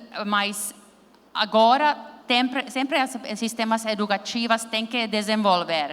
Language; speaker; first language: Portuguese; non-native, learner; Finnish